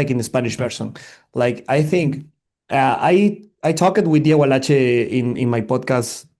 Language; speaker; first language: English; non-native, learner; Spanish